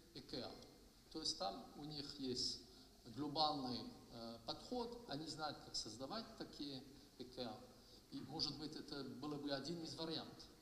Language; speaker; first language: Russian; non-native, fluent; French